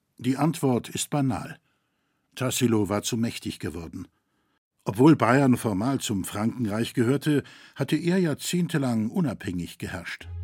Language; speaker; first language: German; native; German